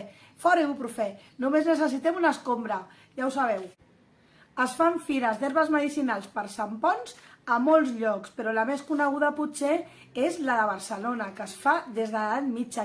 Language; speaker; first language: Catalan; native; Catalan